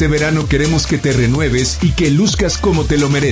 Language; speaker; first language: Spanish; native; Spanish